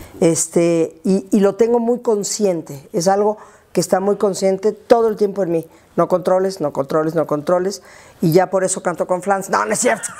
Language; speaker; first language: Spanish; native; Spanish